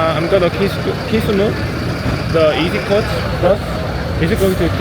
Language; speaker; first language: English; non-native, learner; Korean